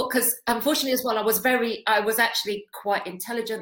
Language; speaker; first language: English; native; English